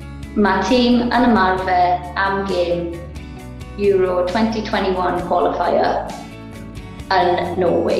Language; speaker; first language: Welsh; non-native, local second language; English